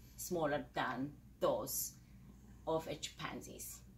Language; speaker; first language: English; non-native, fluent; Amharic